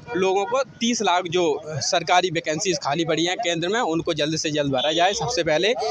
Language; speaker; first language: Hindi; native; Hindi